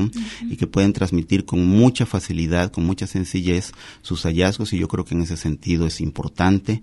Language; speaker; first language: Spanish; native; Spanish